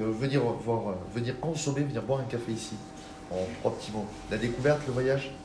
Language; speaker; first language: French; native; French